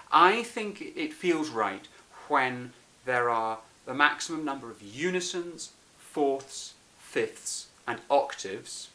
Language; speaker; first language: English; native; English